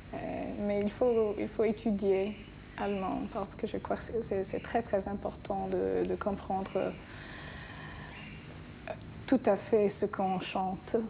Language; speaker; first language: French; non-native, fluent; English